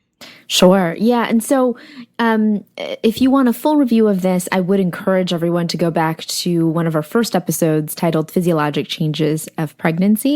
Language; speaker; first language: English; native; English